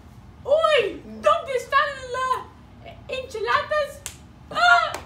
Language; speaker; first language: Spanish; non-native, learner; English